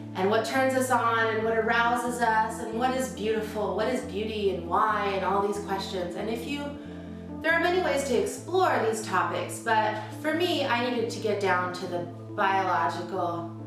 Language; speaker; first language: English; native; English